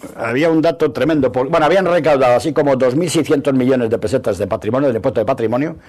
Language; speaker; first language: Spanish; native; Spanish